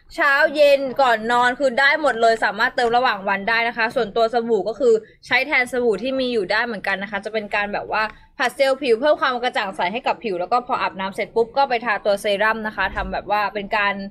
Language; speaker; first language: Thai; native; Thai